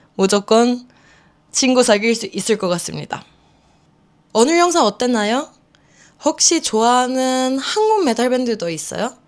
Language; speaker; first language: Korean; non-native, fluent; Finnish